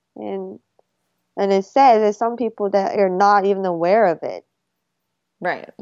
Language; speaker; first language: English; early bilingual, other home language; Korean